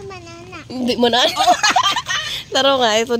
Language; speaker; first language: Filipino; non-native, local second language; Cebuano